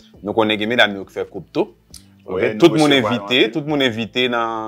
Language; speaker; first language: French; non-native, local second language; Haitian Creole